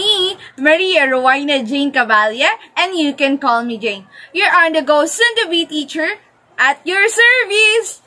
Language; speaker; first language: English; non-native, local second language; Filipino